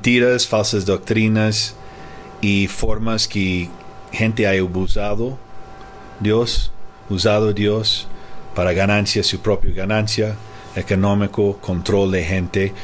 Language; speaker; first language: Spanish; non-native, fluent; English